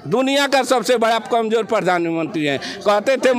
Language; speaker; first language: Hindi; native; Hindi